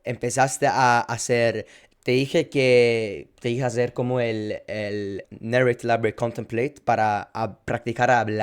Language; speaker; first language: Spanish; non-native, fluent; English